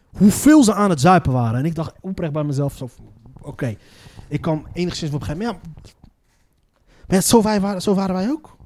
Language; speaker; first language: Dutch; early bilingual, other home language; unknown